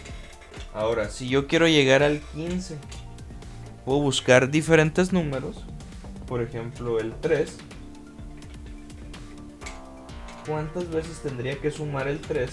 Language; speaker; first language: Spanish; native; Spanish